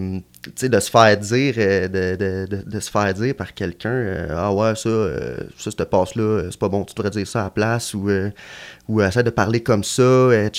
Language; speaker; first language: French; native; French